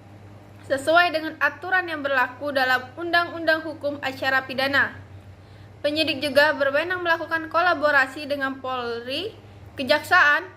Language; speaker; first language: Indonesian; native; Indonesian